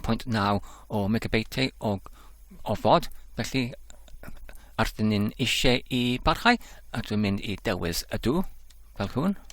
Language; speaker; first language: Welsh; non-native, learner; English